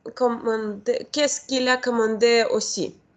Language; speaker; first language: French; non-native, learner; Russian